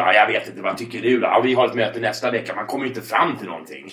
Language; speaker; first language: Swedish; early bilingual, other home language; English